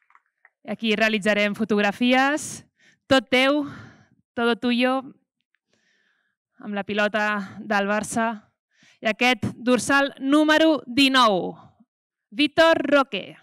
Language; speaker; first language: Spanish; non-native, local second language; Catalan